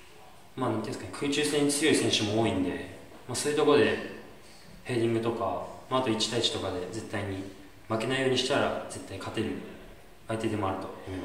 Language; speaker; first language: Japanese; native; Japanese